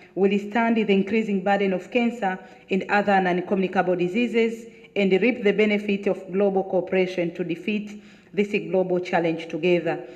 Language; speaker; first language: English; non-native, local second language; Swahili